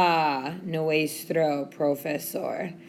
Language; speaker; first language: Spanish; non-native, fluent; English